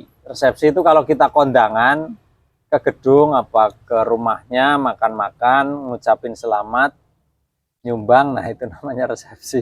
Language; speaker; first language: Indonesian; native; Indonesian